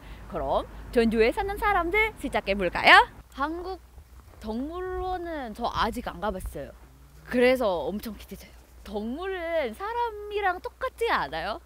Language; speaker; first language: Korean; non-native, fluent; Indonesian